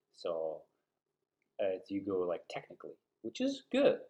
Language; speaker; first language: English; non-native, fluent; Uzbek